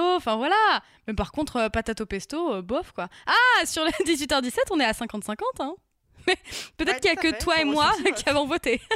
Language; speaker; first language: French; native; French